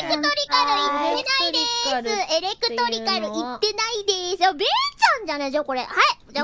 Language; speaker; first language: Japanese; native; Japanese